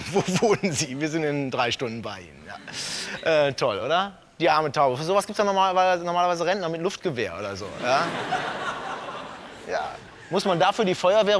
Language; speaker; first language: German; native; German